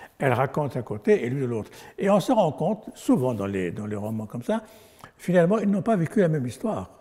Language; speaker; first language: French; non-native, local second language; Arabic